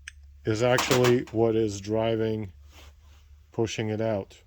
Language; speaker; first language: English; native; English